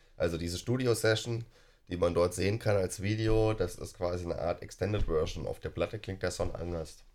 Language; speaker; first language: German; native; German